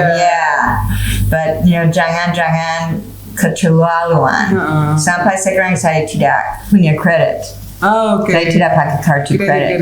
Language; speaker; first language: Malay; non-native, fluent; English